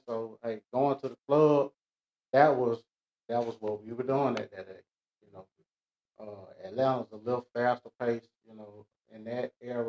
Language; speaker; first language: English; native; English